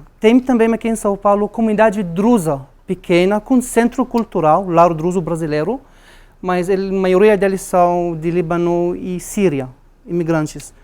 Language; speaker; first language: Portuguese; non-native, learner; Arabic